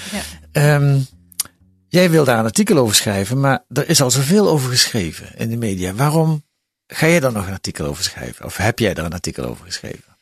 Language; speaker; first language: Dutch; native; Dutch